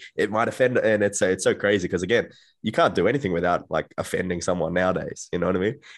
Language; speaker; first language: English; native; English